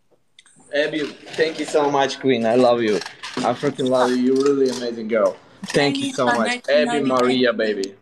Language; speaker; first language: English; non-native, learner; Russian